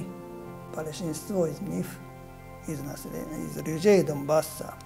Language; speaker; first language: Russian; non-native, fluent; Japanese